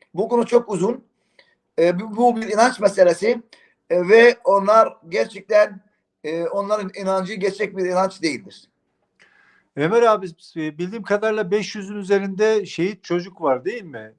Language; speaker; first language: Turkish; non-native, fluent; Arabic